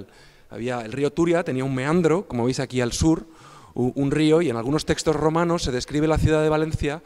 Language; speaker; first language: Spanish; native; Spanish